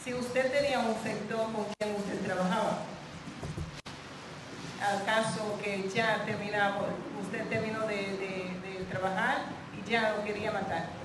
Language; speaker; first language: Spanish; non-native, fluent; Haitian Creole